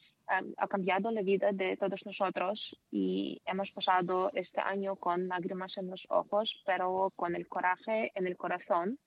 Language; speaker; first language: Spanish; non-native, fluent; Ukrainian